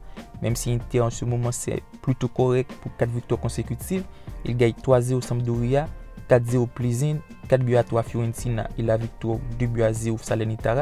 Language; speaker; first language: French; native; French